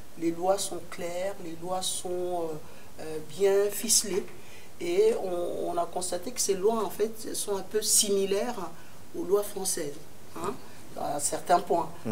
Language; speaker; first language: French; non-native, local second language; Lingala